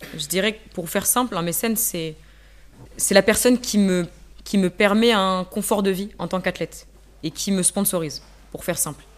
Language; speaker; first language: French; native; French